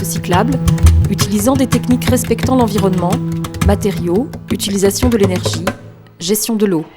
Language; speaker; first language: French; native; French